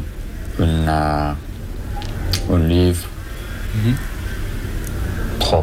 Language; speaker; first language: French; non-native, learner; English